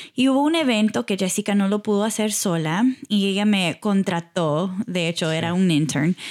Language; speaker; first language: Spanish; early bilingual, heritage; Spanish